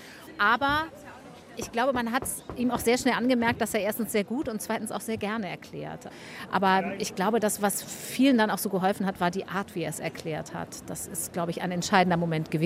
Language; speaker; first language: German; native; German